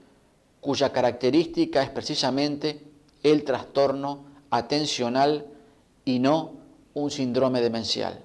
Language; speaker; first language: Spanish; native; Spanish